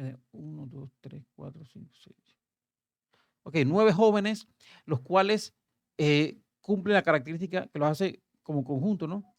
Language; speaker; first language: Spanish; native; Spanish